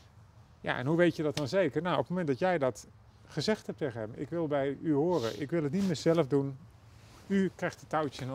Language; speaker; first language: Dutch; native; Dutch